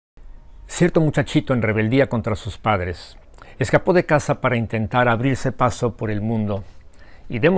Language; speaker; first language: Spanish; native; Spanish